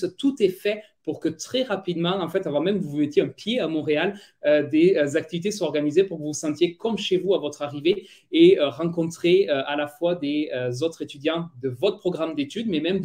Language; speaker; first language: French; native; French